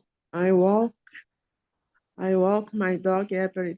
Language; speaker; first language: English; non-native, learner; Portuguese